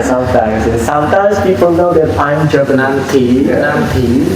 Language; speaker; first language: English; non-native, fluent; Indonesian